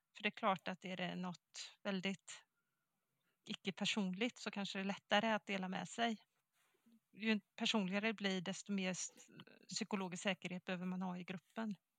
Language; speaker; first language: Swedish; native; Swedish